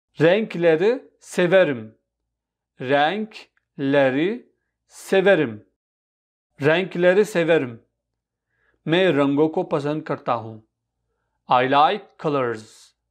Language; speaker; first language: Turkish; non-native, fluent; Urdu